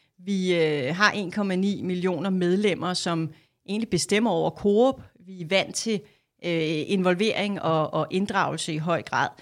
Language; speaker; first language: Danish; native; Danish